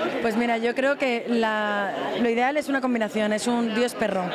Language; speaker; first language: Spanish; native; Spanish